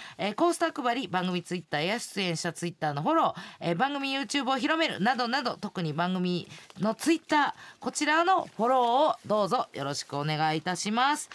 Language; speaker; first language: Japanese; native; Japanese